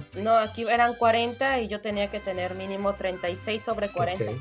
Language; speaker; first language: Spanish; native; Spanish